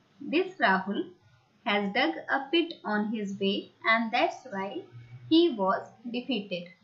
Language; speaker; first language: English; non-native, local second language; Hindi